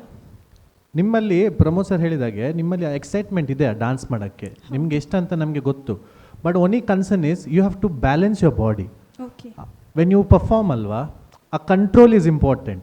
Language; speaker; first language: Kannada; non-native, local second language; Tulu